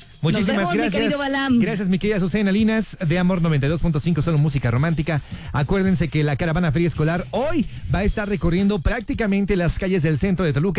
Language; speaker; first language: Spanish; native; Spanish